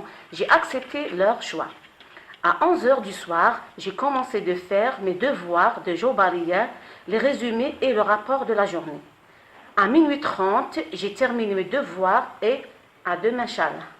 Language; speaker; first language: French; non-native, fluent; Arabic